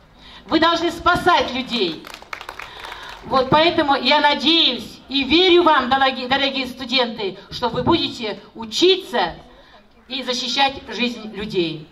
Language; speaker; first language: Russian; non-native, local second language; Kazakh